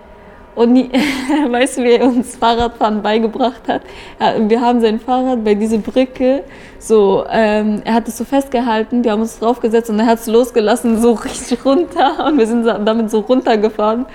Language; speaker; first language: German; early bilingual, other home language; Persian